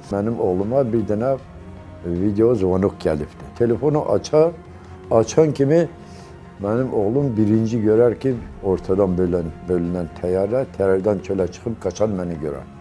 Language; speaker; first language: Azerbaijani; non-native, local second language; Avaric